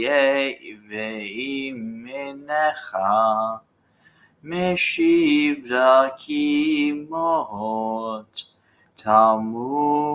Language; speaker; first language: Hebrew; non-native, learner; English